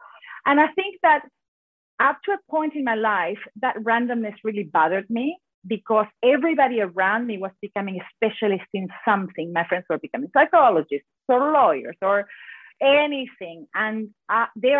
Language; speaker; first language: English; non-native, fluent; Spanish